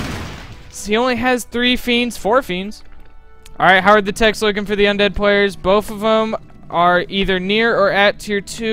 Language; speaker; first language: English; native; English